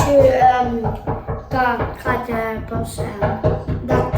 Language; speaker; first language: Lithuanian; early bilingual, heritage; Lithuanian